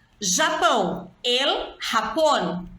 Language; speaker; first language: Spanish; non-native, fluent; Portuguese